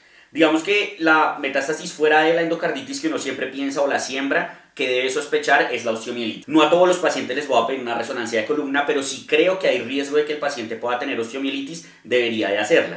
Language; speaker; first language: Spanish; native; Spanish